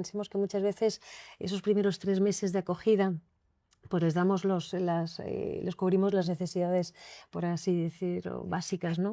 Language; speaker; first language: Spanish; native; Spanish